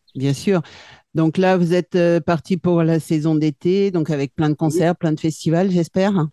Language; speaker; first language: French; native; French